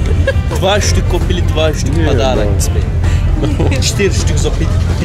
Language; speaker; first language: Russian; non-native, learner; Turkish